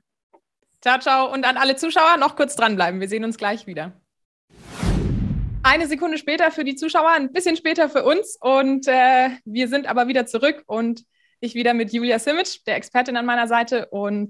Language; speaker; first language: German; native; German